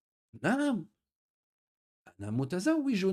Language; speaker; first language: Arabic; non-native, fluent; French